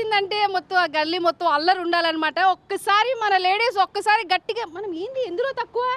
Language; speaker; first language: Telugu; native; Telugu